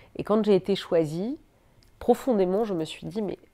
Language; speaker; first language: French; native; French